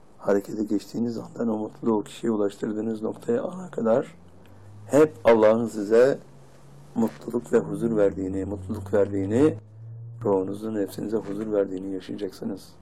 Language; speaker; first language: Turkish; native; Turkish